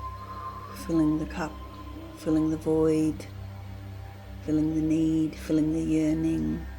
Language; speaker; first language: English; native; English